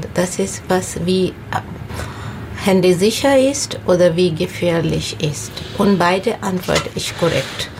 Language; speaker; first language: German; non-native, learner; Bangla